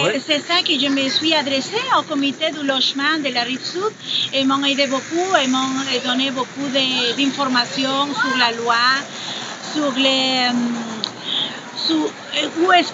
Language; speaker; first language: French; non-native, fluent; Spanish